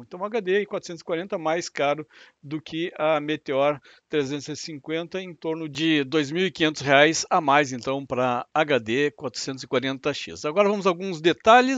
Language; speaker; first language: Portuguese; native; Portuguese